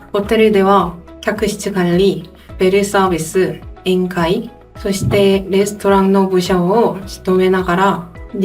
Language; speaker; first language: Japanese; non-native, fluent; Korean